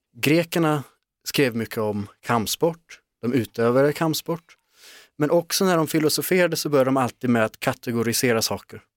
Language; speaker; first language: Swedish; native; Swedish